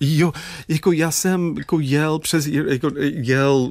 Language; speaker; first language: Czech; non-native, fluent; English